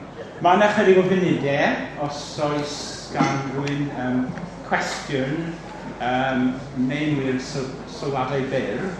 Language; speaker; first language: Welsh; native; Welsh